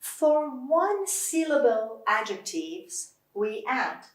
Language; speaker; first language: English; non-native, fluent; Persian